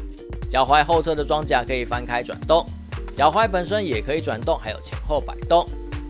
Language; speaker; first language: Chinese; native; Chinese